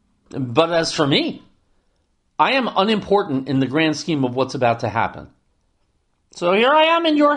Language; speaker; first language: English; native; English